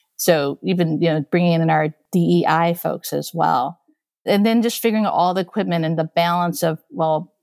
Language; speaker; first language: English; early bilingual, other home language; Japanese